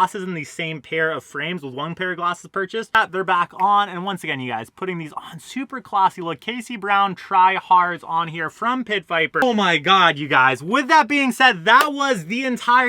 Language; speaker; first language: English; native; English